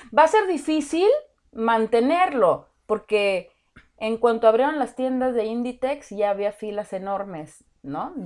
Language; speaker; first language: Spanish; native; Spanish